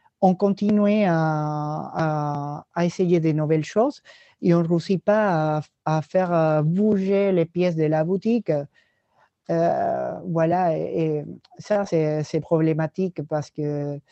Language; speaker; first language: French; non-native, learner; Spanish